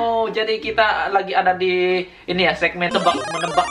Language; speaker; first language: Indonesian; native; Indonesian